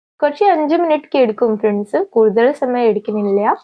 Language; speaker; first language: Malayalam; non-native, local second language; Hindi